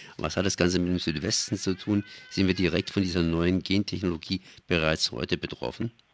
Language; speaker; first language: German; native; German